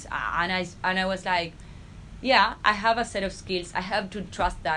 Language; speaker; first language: English; non-native, fluent; Spanish